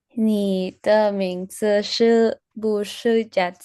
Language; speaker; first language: Chinese; non-native, learner; Spanish